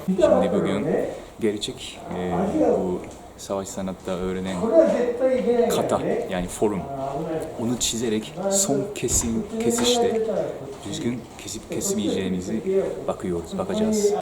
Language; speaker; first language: Turkish; non-native, fluent; Japanese